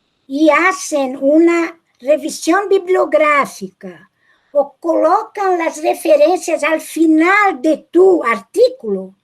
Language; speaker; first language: Spanish; non-native, fluent; Portuguese